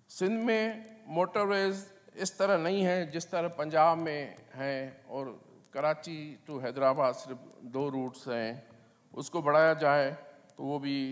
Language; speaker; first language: Urdu; non-native, local second language; Sindhi